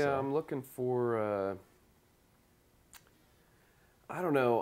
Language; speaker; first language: English; native; English